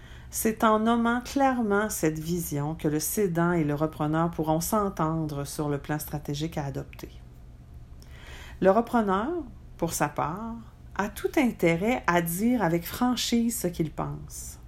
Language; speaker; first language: French; native; French